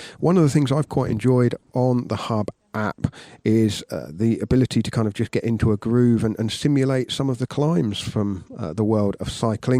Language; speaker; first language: English; native; English